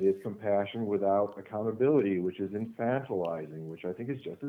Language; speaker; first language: English; native; English